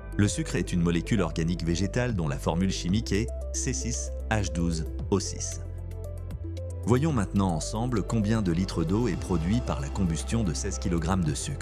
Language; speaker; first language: French; native; French